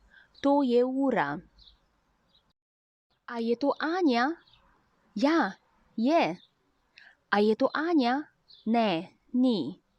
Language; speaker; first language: Slovenian; non-native, learner; Chinese